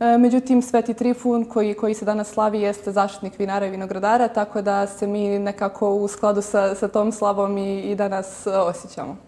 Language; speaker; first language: Croatian; native; Croatian